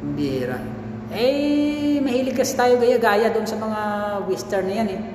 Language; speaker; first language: Filipino; non-native, local second language; Cebuano